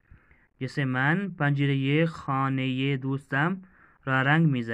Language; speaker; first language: Persian; non-native, fluent; Urdu